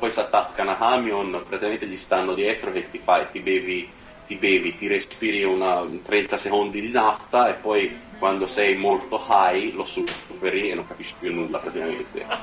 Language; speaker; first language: Italian; native; Italian